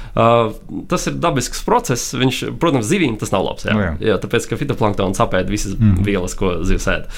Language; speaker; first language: Latvian; non-native, local second language; Russian